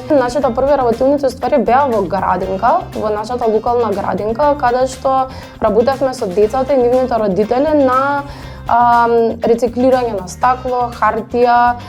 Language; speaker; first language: Macedonian; native; Macedonian